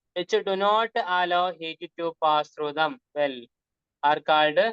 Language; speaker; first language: English; non-native, local second language; Malayalam